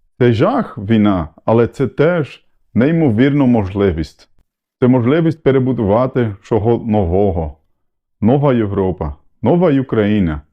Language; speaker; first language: Ukrainian; non-native, learner; Dutch